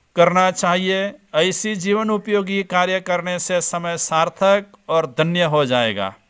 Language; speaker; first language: Hindi; non-native, local second language; Gujarati